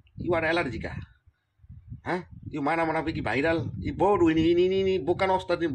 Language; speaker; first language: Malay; non-native, learner; Bangla